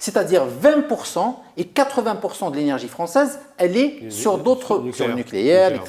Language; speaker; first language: French; non-native, local second language; Arabic